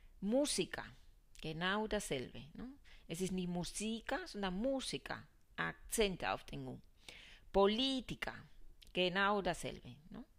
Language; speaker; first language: German; non-native, fluent; Spanish